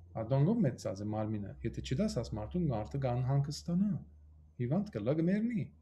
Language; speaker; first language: Armenian; early bilingual, heritage; Armenian